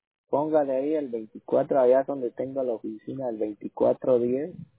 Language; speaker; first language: Spanish; native; Spanish